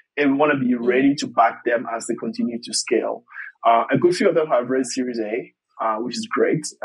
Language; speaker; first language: English; non-native, fluent; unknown